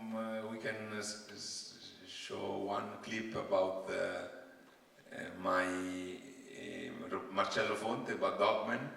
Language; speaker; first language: English; non-native, learner; Italian